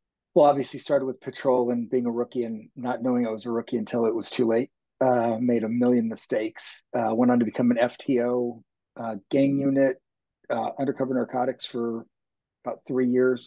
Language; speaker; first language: English; native; English